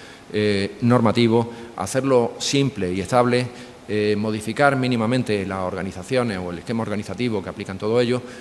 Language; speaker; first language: Spanish; native; Spanish